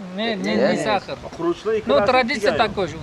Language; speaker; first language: Russian; non-native, local second language; Uzbek